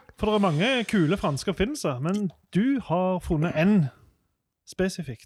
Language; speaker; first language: Norwegian; native; Norwegian